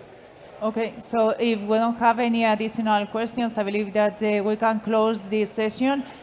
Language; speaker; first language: English; non-native, fluent; Spanish